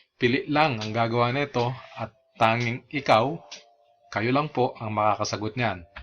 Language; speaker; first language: Filipino; non-native, local second language; Iloko